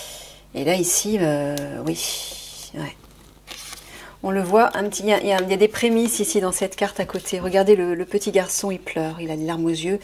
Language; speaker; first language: French; native; French